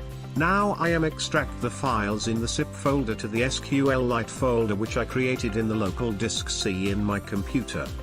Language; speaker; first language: English; non-native, fluent; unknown